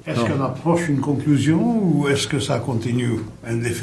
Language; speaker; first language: French; non-native, fluent; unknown